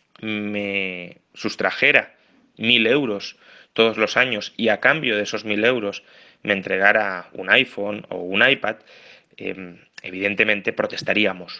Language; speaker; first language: Spanish; native; Spanish